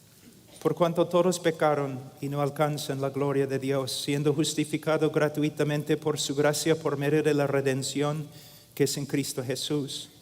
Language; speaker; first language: Spanish; non-native, fluent; English